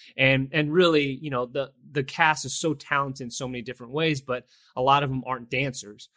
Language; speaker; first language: English; early bilingual, other home language; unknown